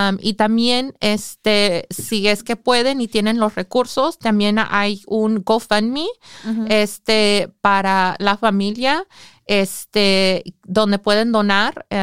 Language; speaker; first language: Spanish; early bilingual, heritage; English